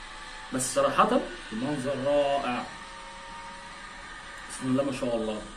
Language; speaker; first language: Arabic; native; Arabic